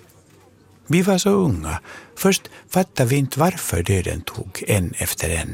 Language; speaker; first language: Swedish; native; Swedish